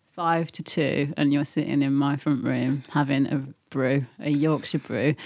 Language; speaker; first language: English; native; English